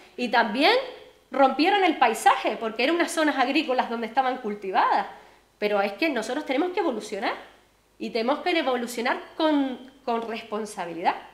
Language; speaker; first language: Spanish; native; Spanish